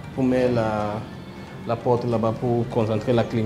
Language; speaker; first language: French; non-native, local second language; English